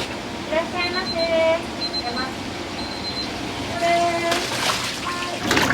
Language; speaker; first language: Japanese; native; Japanese